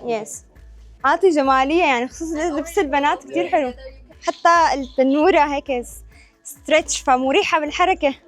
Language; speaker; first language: Arabic; native; Arabic